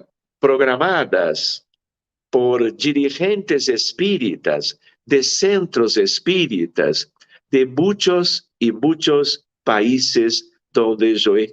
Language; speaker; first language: Spanish; non-native, fluent; Portuguese